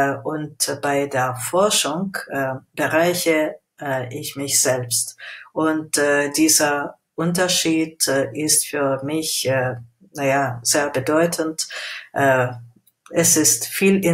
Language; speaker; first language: German; non-native, fluent; Russian